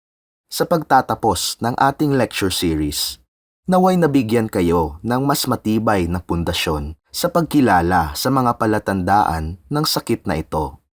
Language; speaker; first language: Filipino; native; Filipino